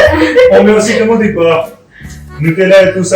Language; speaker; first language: French; non-native, learner; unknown